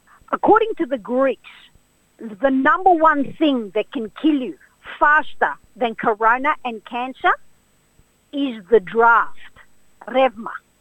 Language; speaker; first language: English; early bilingual, other home language; Greek